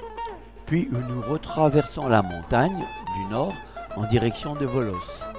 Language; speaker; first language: French; native; French